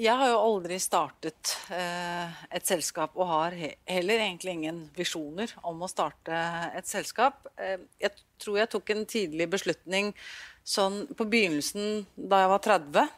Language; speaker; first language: Norwegian; native; Norwegian